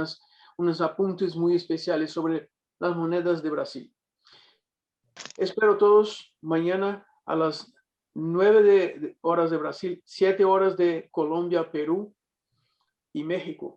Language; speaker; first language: Spanish; non-native, fluent; Portuguese